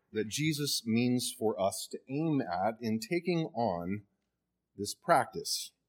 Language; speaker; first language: English; native; English